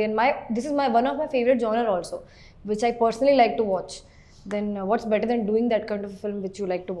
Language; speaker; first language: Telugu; non-native, local second language; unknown